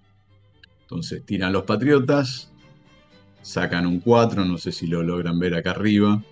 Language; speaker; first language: Spanish; native; Spanish